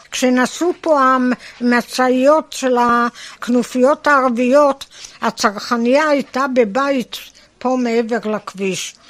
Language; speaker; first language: Hebrew; native; Hebrew